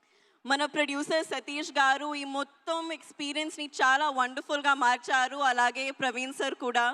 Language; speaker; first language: Telugu; non-native, learner; Hindi